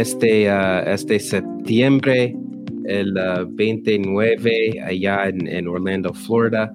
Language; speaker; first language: Spanish; non-native, learner; English